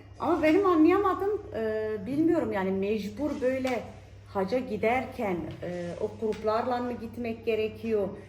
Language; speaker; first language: Turkish; native; Turkish